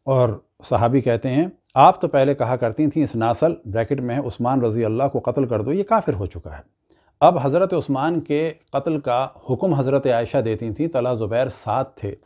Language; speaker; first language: Urdu; native; Urdu